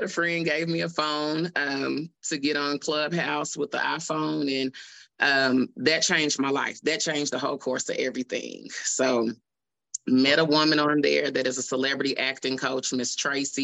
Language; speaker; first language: English; native; English